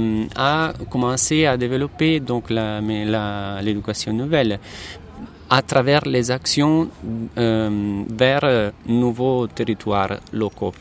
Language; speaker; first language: French; non-native, fluent; Italian